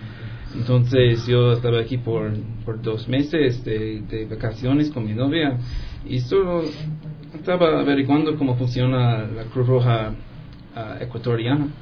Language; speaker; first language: Spanish; non-native, fluent; English